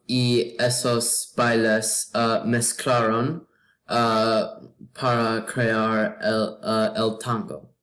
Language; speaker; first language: Spanish; non-native, learner; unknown